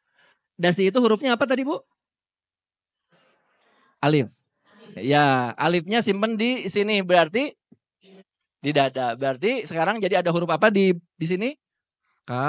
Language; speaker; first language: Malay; non-native, local second language; Sundanese